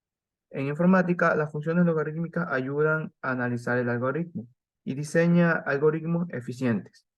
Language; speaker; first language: Spanish; native; Spanish